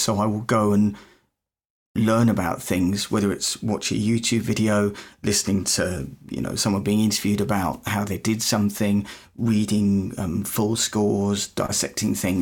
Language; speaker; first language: English; native; English